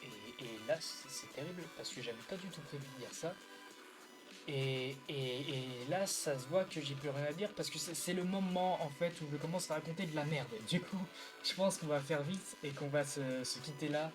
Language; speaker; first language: French; native; French